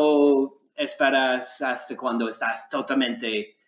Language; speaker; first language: Spanish; non-native, learner; English